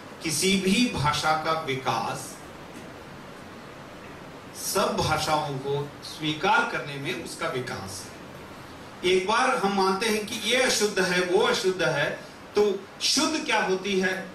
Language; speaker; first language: Hindi; non-native, local second language; Kannada